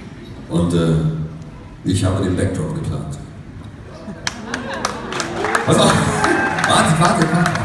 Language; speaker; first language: German; native; German